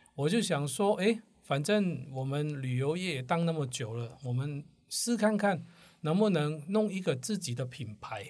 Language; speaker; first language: Chinese; non-native, local second language; Cantonese